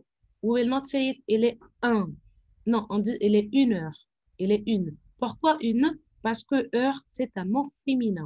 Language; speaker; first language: French; non-native, fluent; Arabic